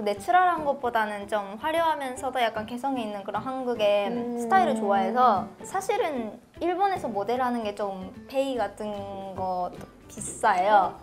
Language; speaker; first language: Korean; non-native, fluent; Japanese